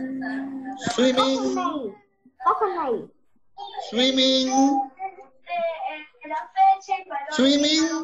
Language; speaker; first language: English; non-native, fluent; Spanish